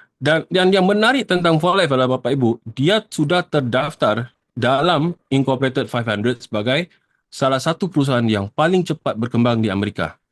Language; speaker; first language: Malay; native; Malay